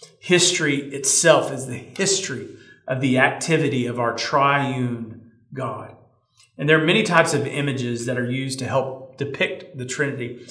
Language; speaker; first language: English; native; English